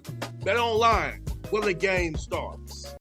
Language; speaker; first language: English; native; English